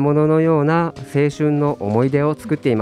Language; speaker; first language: Japanese; native; Japanese